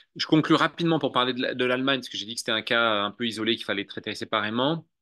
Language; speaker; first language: French; native; French